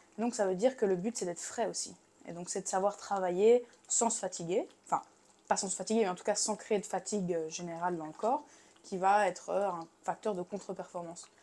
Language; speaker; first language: French; native; French